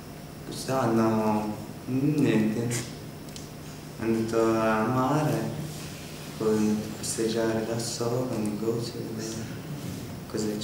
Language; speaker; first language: Italian; non-native, learner; Russian